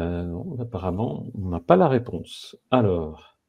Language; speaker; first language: French; native; French